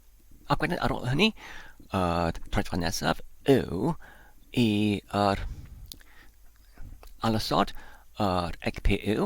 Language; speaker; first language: Welsh; non-native, learner; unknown